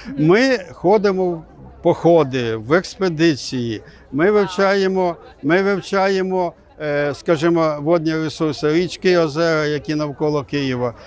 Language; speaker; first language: Ukrainian; non-native, local second language; Russian